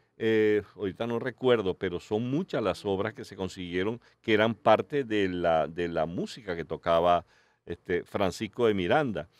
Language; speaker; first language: Spanish; native; Spanish